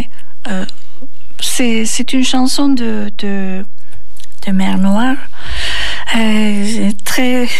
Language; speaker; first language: French; non-native, fluent; Turkish